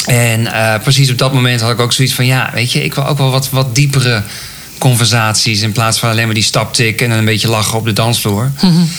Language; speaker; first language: Dutch; native; Dutch